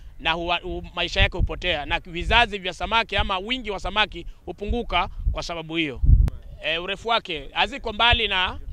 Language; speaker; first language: Swahili; native; Swahili